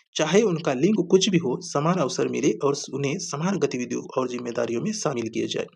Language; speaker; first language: Hindi; non-native, local second language; Marathi